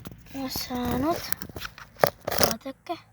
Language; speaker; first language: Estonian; non-native, local second language; Russian